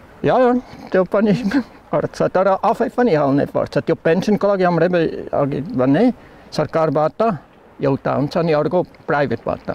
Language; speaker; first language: Nepali; non-native, learner; German